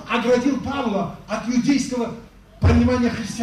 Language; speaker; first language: Russian; native; Russian